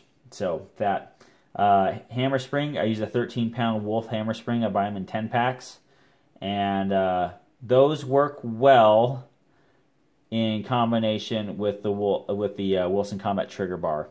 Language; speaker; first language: English; native; English